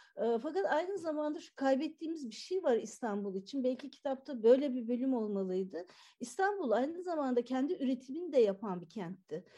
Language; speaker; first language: Turkish; native; Turkish